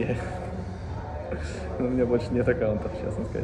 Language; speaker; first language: Russian; native; Russian